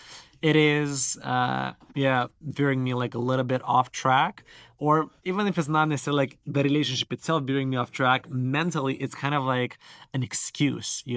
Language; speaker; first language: English; non-native, fluent; Romanian